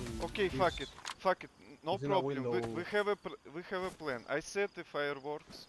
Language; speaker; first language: English; non-native, learner; Russian